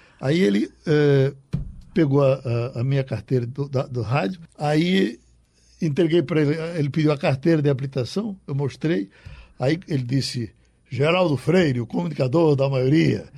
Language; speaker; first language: Portuguese; native; Portuguese